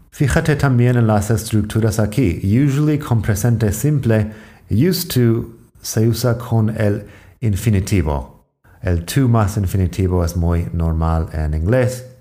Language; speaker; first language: Spanish; non-native, fluent; English